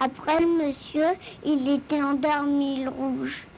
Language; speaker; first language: French; early bilingual, other home language; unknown